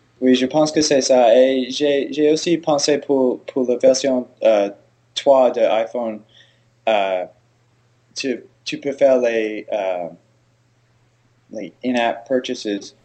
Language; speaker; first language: French; non-native, learner; English